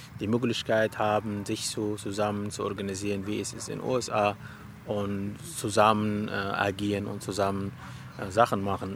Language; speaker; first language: German; non-native, learner; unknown